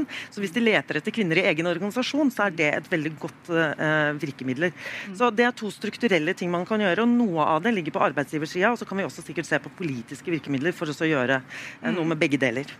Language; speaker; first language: Norwegian; native; Norwegian